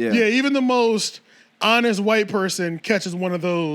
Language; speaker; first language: English; native; English